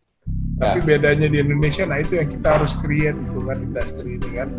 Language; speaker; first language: Indonesian; native; Indonesian